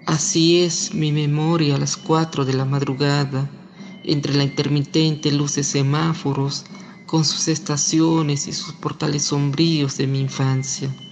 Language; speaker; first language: Spanish; native; Spanish